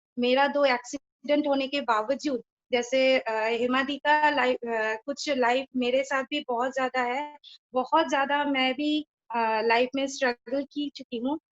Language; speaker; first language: Hindi; non-native, local second language; Bangla